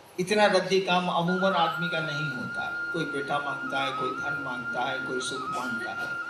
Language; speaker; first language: Hindi; native; Hindi